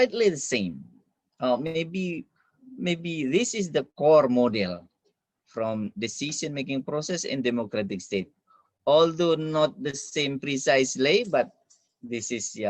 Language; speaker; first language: English; non-native, fluent; Indonesian